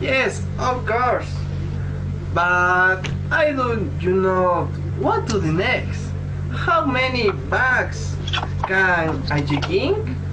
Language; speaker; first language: English; non-native, learner; Spanish